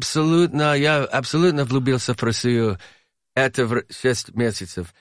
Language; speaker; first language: Russian; non-native, learner; English